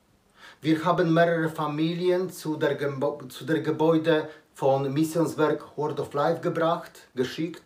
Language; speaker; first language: German; non-native, learner; Polish